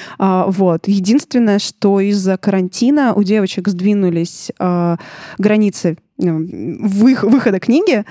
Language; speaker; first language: Russian; native; Russian